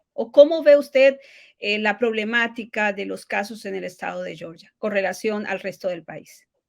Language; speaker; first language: Spanish; native; Spanish